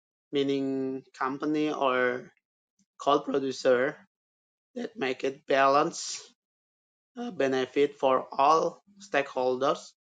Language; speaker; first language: English; non-native, learner; Indonesian